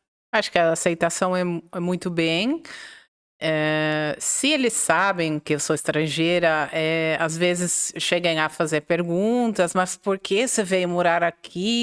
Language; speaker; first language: Portuguese; non-native, fluent; Dutch